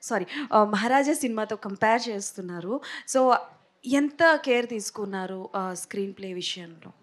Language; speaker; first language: Telugu; native; Telugu